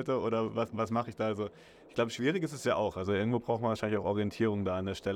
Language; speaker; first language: German; native; German